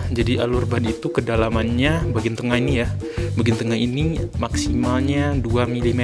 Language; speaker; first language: Indonesian; native; Indonesian